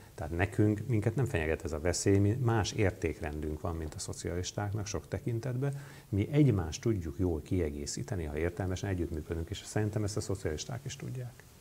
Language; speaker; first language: Hungarian; native; Hungarian